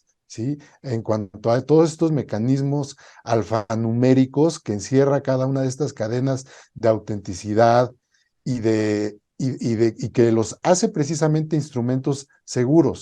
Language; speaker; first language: Spanish; native; Spanish